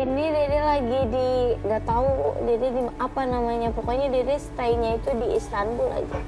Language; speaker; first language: Indonesian; native; Indonesian